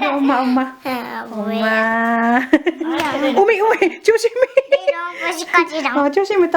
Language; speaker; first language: Korean; non-native, learner; Filipino